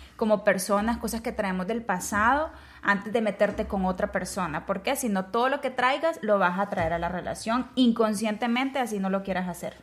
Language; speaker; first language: Spanish; native; Spanish